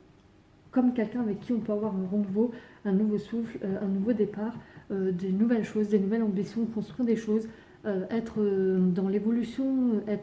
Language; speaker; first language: French; native; French